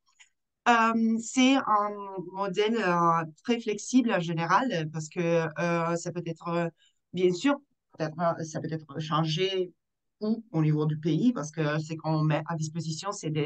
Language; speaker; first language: French; non-native, fluent; Italian